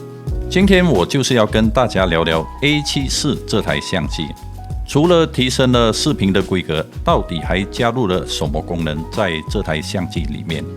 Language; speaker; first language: Chinese; native; Chinese